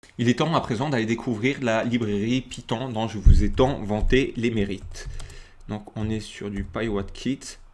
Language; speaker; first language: French; native; French